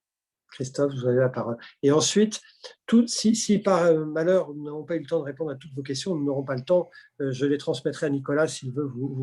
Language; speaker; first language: French; native; French